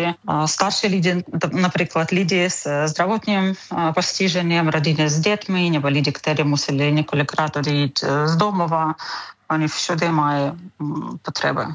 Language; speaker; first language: Czech; non-native, learner; Ukrainian